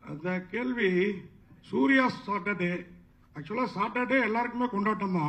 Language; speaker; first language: Tamil; native; Tamil